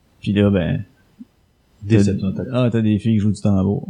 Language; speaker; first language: French; native; French